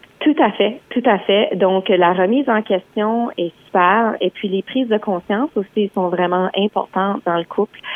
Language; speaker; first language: French; native; French